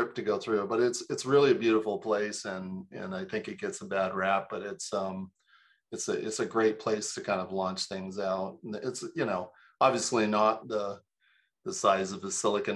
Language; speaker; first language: English; native; English